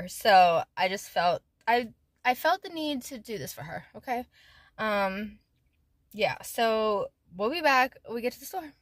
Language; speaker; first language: English; native; English